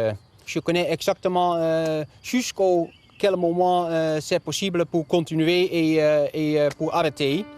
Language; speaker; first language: French; non-native, learner; Dutch